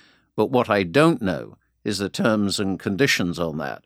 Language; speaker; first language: English; native; English